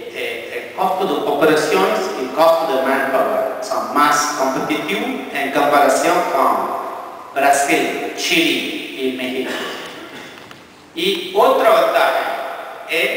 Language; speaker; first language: Spanish; non-native, fluent; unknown